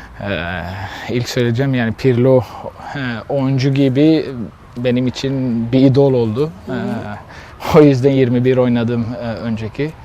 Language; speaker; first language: Turkish; non-native, learner; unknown